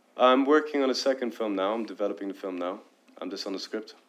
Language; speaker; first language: English; non-native, fluent; Arabic